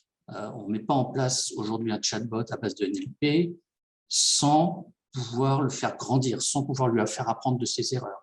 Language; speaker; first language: French; native; French